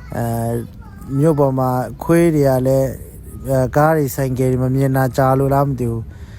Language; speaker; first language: Burmese; non-native, local second language; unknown